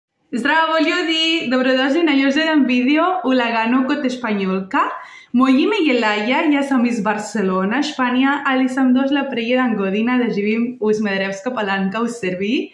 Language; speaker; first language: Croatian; non-native, learner; Spanish